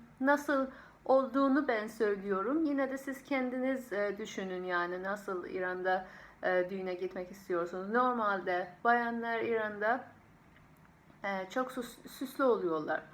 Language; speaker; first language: Turkish; non-native, fluent; Persian